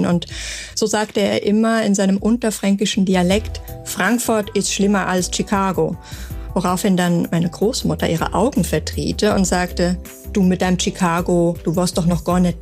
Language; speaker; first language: German; native; German